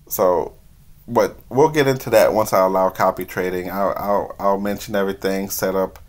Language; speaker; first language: English; native; English